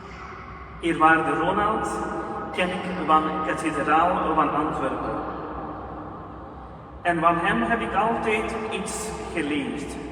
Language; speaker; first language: Dutch; non-native, fluent; Urdu